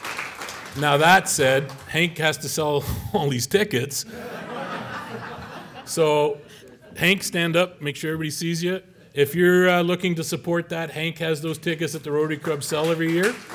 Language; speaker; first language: English; native; English